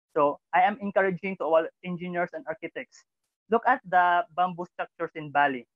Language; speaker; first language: English; non-native, local second language; Cebuano